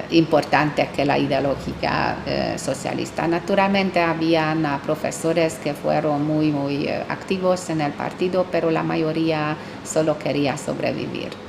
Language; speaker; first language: Spanish; non-native, fluent; Hungarian